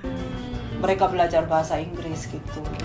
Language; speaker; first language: Indonesian; non-native, fluent; Korean